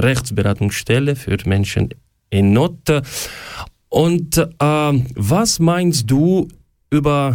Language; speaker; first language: German; non-native, learner; Ukrainian